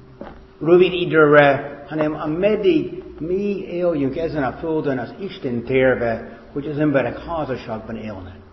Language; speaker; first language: Hungarian; non-native, fluent; English